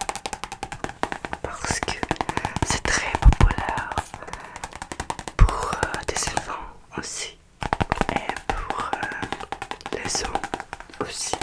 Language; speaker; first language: French; non-native, learner; Russian